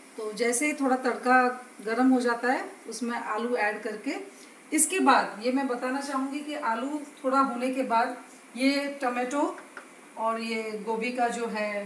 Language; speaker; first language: Hindi; non-native, local second language; Gujarati